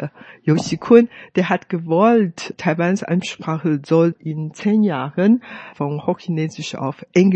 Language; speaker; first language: German; non-native, fluent; Hakka Chinese